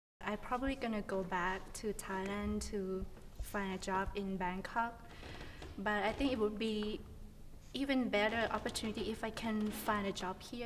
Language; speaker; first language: English; non-native, fluent; Thai